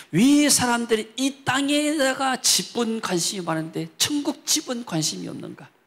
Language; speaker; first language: Korean; native; Korean